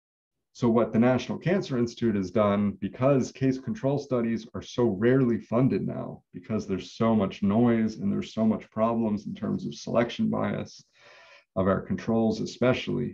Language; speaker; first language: English; native; English